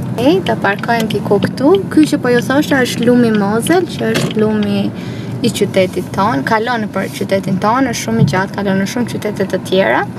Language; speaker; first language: Albanian; early bilingual, heritage; Albanian